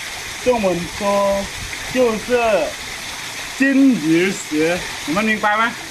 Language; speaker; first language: Chinese; non-native, learner; Lao